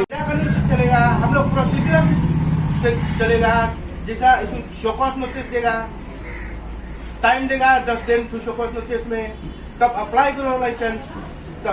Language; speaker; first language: Hindi; non-native, local second language; Khasi